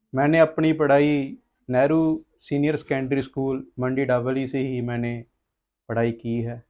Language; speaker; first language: Hindi; non-native, local second language; Punjabi